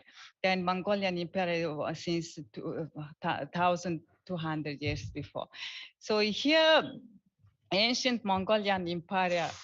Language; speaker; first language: English; non-native, learner; Mongolian